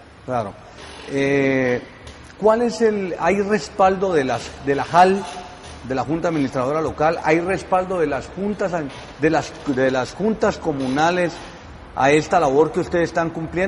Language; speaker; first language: Spanish; native; Spanish